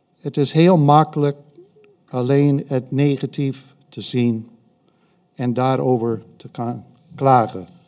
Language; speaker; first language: Dutch; non-native, fluent; English